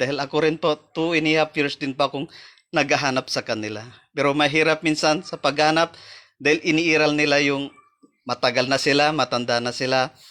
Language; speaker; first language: Filipino; native; Filipino